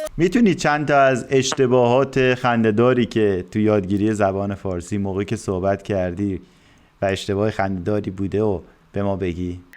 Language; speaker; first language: Persian; native; Persian